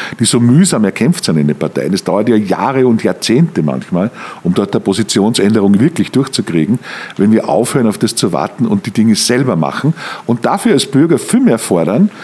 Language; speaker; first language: German; native; German